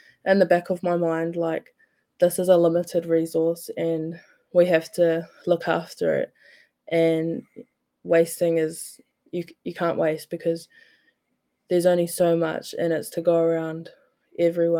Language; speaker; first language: English; native; English